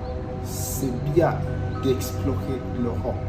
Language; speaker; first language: French; non-native, fluent; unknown